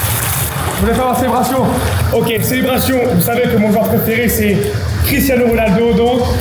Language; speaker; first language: French; native; French